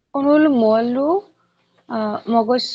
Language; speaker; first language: Korean; non-native, learner; Bangla